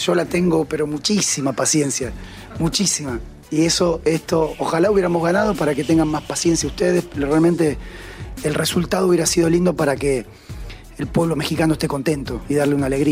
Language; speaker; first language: Spanish; native; Spanish